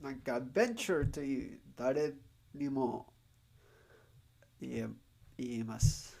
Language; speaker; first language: Japanese; non-native, learner; Spanish